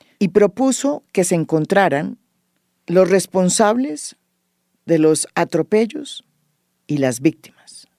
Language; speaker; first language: Spanish; native; Spanish